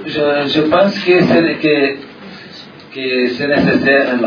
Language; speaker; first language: French; non-native, learner; Portuguese